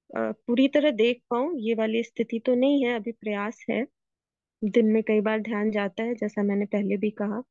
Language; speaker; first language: Hindi; native; Hindi